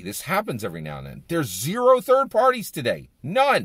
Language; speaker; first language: English; native; English